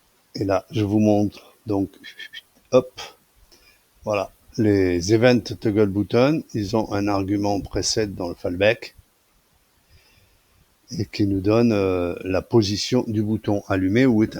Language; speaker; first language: French; native; French